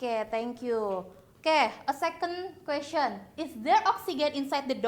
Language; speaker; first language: English; non-native, learner; Indonesian